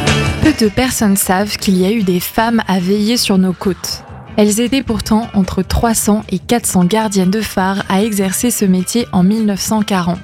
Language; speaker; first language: French; native; French